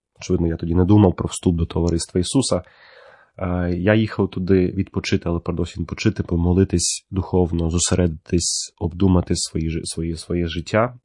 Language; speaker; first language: Ukrainian; early bilingual, heritage; Ukrainian